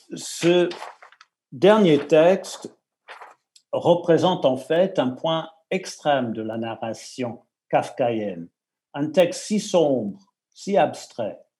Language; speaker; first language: French; non-native, fluent; English